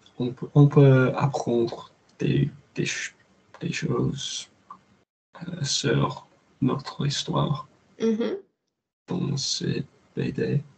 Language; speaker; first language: French; non-native, learner; English